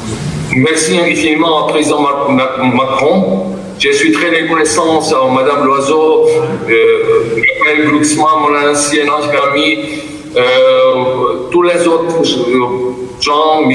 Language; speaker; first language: French; non-native, fluent; Georgian